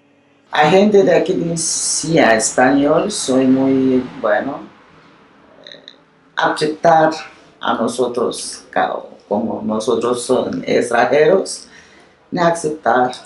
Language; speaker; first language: Spanish; non-native, learner; Romanian